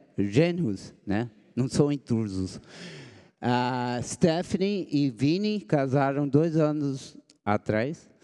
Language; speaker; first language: Portuguese; early bilingual, other home language; English